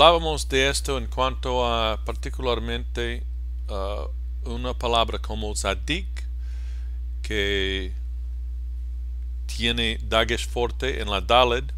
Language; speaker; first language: Spanish; non-native, fluent; English